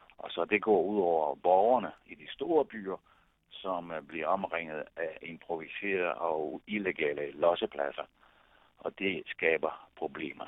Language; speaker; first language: Danish; non-native, fluent; Italian